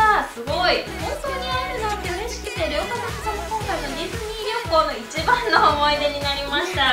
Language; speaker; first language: Japanese; native; Japanese